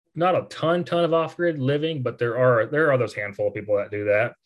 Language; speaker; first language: English; native; English